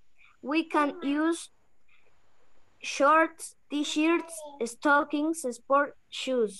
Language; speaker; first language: English; non-native, learner; Spanish